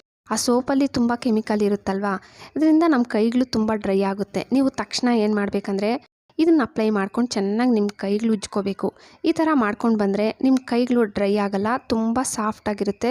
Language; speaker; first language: Kannada; native; Kannada